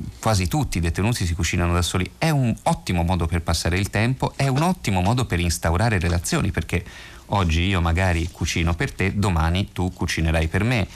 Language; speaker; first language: Italian; native; Italian